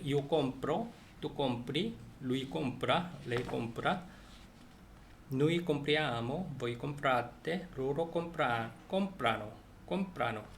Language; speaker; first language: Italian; non-native, learner; Korean